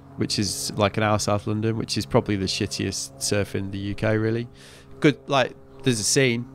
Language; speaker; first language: English; native; English